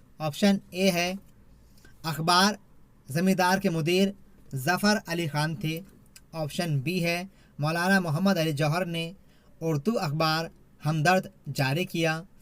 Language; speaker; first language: Urdu; native; Urdu